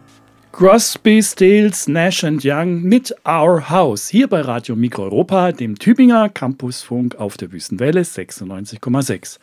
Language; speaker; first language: German; native; German